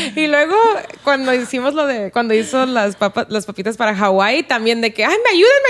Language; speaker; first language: Spanish; early bilingual, heritage; Spanish